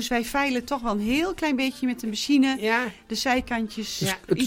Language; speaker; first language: Dutch; native; Dutch